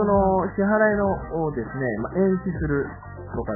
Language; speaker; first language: Japanese; native; Japanese